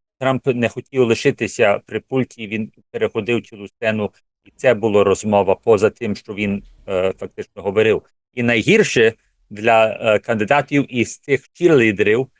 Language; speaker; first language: Ukrainian; early bilingual, heritage; English